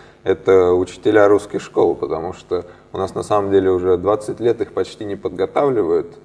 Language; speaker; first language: Russian; native; Russian